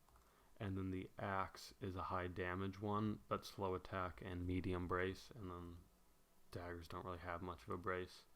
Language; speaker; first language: English; native; English